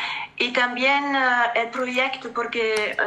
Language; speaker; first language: Spanish; non-native, fluent; French